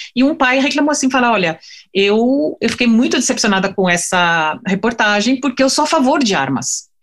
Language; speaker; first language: Portuguese; non-native, fluent; French